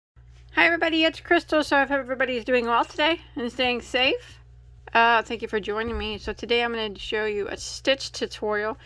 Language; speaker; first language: English; native; English